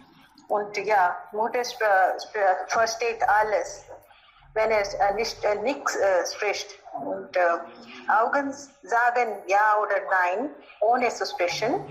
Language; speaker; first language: German; non-native, learner; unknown